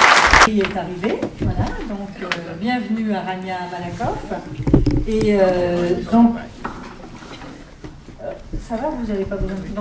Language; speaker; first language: French; native; French